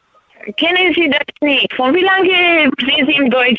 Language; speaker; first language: German; non-native, learner; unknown